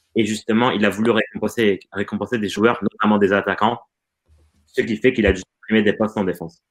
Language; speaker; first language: French; non-native, local second language; Arabic